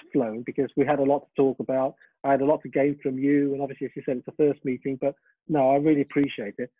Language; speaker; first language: English; early bilingual, other home language; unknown